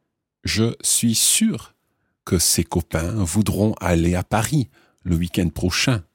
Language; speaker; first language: French; non-native, fluent; English